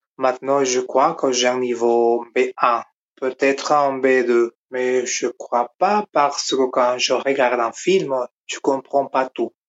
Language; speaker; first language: French; non-native, learner; Spanish